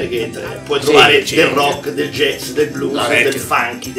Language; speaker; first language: Italian; native; Italian